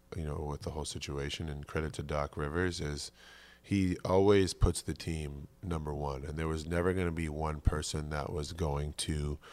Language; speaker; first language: English; native; English